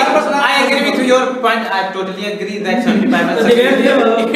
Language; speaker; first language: English; non-native, learner; Hindi